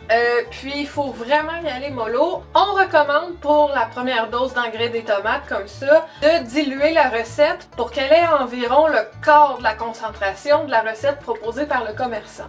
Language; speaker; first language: French; native; French